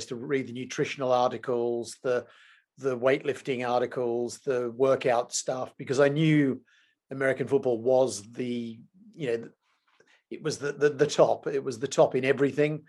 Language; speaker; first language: English; native; English